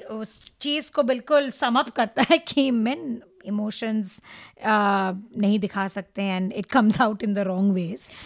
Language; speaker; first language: Hindi; non-native, local second language; Marathi